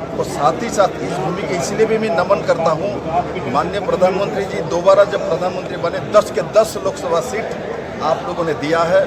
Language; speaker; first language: Hindi; non-native, local second language; Bangla